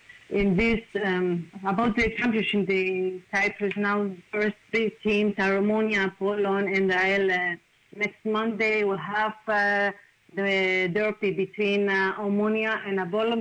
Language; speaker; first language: English; non-native, fluent; Greek